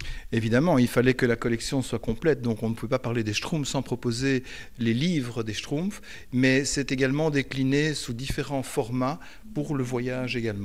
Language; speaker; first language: French; native; French